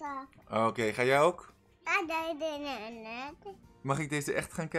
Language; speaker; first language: Dutch; non-native, fluent; English